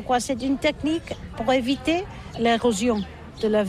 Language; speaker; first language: French; non-native, learner; Catalan